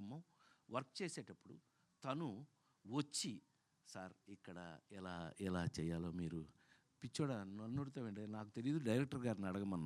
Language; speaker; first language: Telugu; native; Telugu